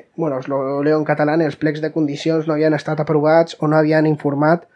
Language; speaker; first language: Catalan; non-native, local second language; Spanish